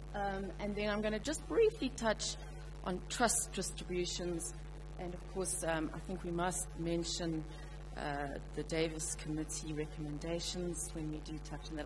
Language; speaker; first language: English; native; English